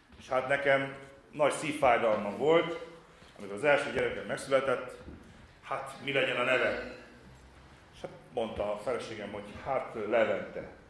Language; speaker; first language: Hungarian; native; Hungarian